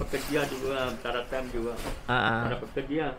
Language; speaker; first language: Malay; non-native, local second language; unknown